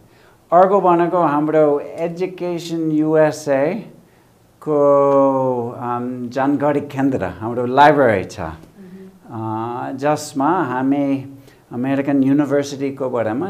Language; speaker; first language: Nepali; non-native, fluent; English